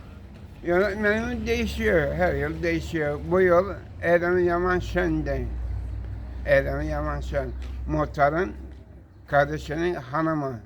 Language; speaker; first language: Turkish; native; Turkish